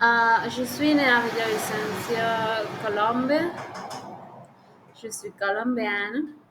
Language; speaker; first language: French; non-native, learner; Spanish